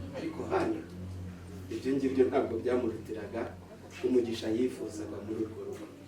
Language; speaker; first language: Kinyarwanda; early bilingual, heritage; Kinyarwanda